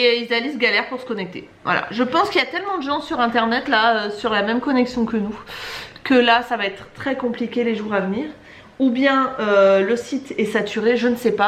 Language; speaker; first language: French; native; French